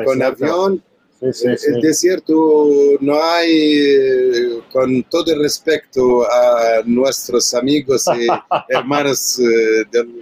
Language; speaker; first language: Spanish; non-native, learner; Arabic